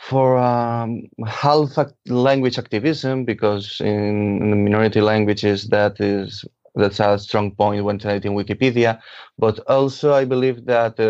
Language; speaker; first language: English; non-native, fluent; Catalan